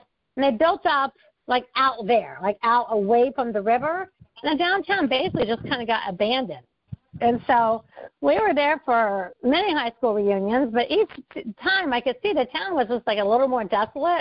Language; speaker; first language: English; native; English